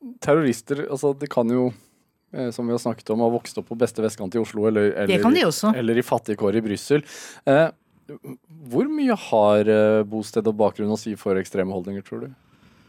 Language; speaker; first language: Norwegian; native; Norwegian